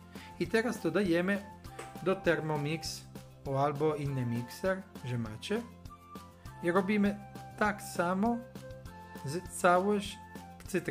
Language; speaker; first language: Polish; non-native, learner; Italian